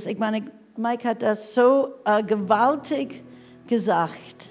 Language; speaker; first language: German; non-native, fluent; English